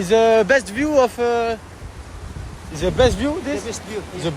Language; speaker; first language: English; non-native, learner; French